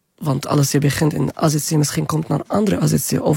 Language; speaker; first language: Dutch; non-native, learner; Arabic